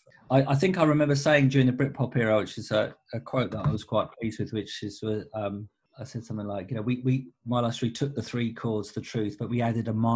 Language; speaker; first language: English; native; English